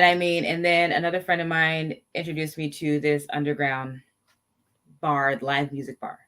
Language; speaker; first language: English; native; English